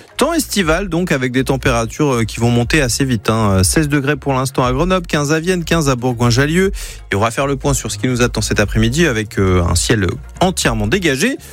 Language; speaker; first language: French; native; French